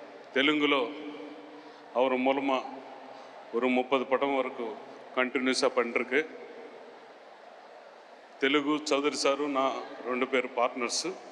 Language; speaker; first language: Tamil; non-native, learner; Telugu